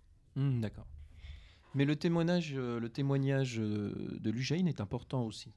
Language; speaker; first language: French; native; French